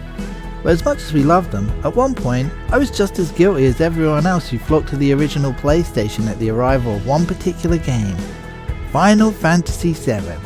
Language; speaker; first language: English; native; English